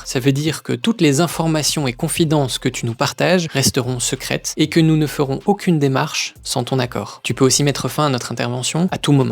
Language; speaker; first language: French; native; French